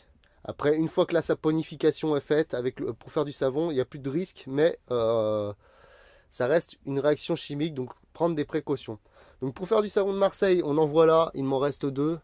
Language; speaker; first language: French; native; French